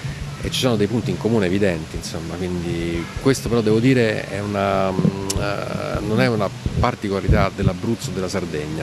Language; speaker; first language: Italian; native; Italian